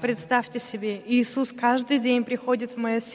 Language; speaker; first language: Russian; native; Russian